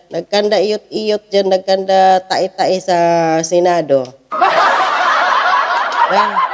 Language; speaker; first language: Filipino; native; Filipino